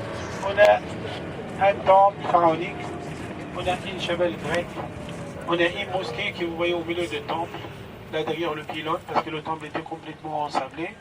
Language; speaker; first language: French; non-native, fluent; Arabic